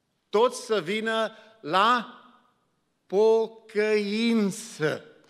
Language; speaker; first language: Romanian; early bilingual, heritage; Romanian